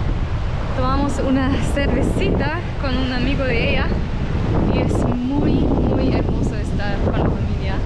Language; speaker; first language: Spanish; non-native, fluent; German